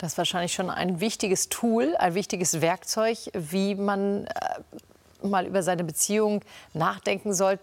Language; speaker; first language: German; native; German